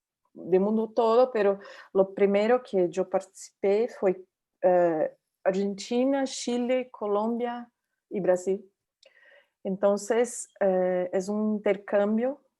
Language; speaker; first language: Spanish; non-native, learner; Portuguese